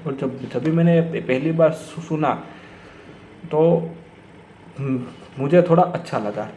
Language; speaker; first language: Hindi; non-native, local second language; Gujarati